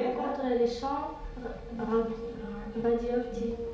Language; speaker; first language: French; non-native, learner; Russian